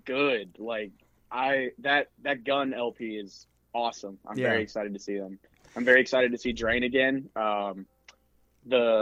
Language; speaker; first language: English; native; English